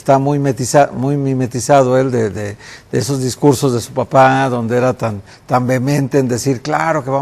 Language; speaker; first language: Spanish; native; Spanish